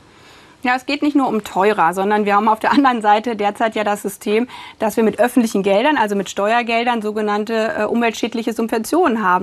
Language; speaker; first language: German; native; German